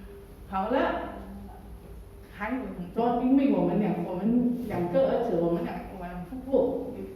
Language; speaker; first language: Chinese; early bilingual, heritage; Chinese